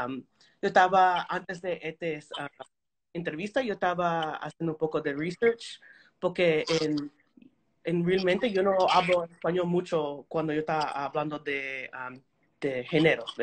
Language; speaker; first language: Spanish; early bilingual, heritage; Spanish